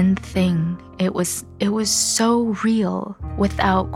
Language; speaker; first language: English; native; English